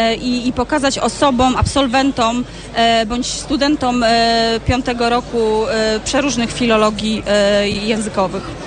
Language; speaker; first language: Polish; native; Polish